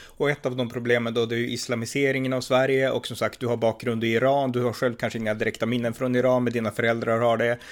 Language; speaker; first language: Swedish; native; Swedish